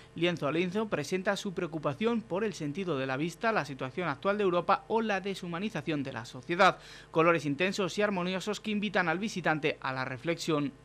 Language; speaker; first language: Spanish; native; Spanish